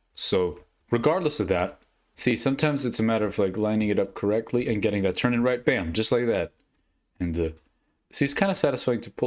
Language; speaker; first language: English; native; English